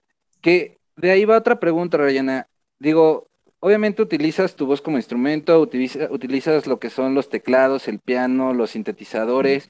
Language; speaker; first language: Spanish; native; Spanish